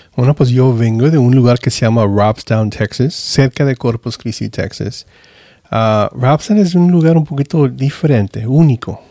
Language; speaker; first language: Spanish; early bilingual, heritage; Spanish